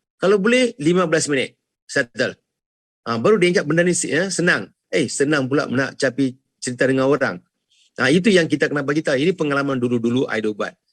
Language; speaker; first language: Malay; non-native, local second language; Tamil